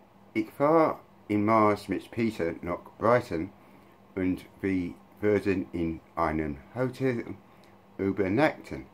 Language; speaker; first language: German; non-native, learner; English